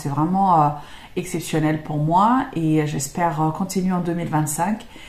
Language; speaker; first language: French; non-native, fluent; English